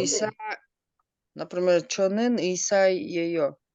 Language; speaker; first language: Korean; non-native, learner; Kyrgyz